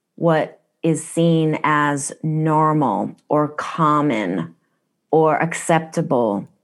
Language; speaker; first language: English; non-native, fluent; Japanese